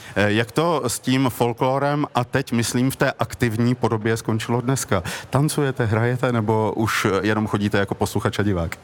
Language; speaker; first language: Czech; native; Czech